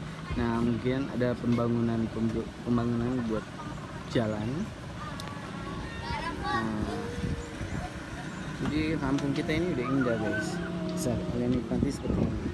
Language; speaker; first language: Indonesian; non-native, local second language; Minangkabau